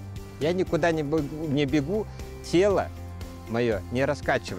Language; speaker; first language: Russian; native; Russian